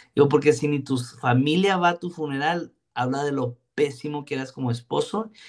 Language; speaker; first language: Spanish; native; Spanish